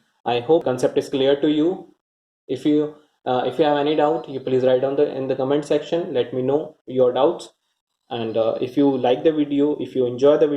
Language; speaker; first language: English; non-native, local second language; Hindi